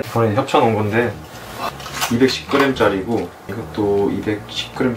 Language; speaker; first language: Korean; native; Korean